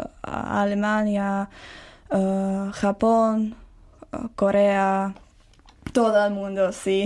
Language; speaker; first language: Spanish; non-native, learner; Czech